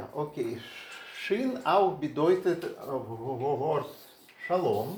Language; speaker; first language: German; non-native, learner; Russian